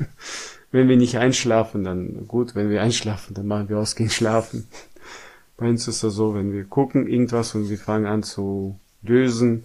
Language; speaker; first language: German; non-native, fluent; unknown